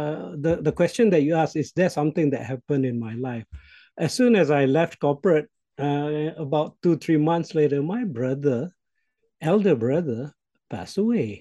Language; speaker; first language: English; non-native, local second language; Malay